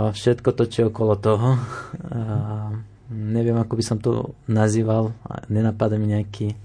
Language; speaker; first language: Slovak; non-native, fluent; Arabic